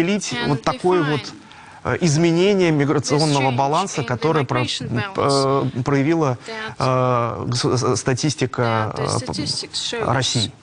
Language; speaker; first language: Russian; native; Russian